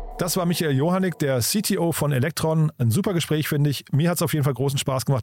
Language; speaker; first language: German; native; German